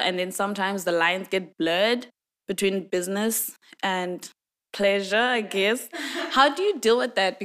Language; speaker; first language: English; non-native, local second language; Swati